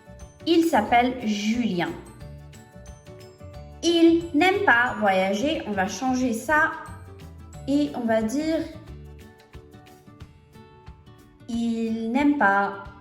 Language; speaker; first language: French; non-native, fluent; English